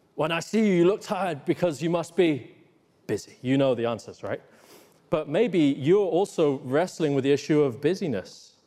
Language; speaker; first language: English; native; English